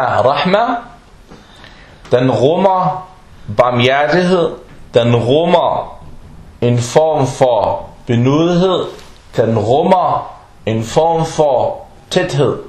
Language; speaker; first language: Danish; non-native, fluent; Arabic